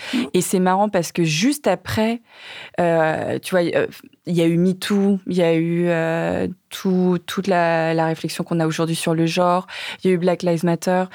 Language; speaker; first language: French; early bilingual, other home language; Vietnamese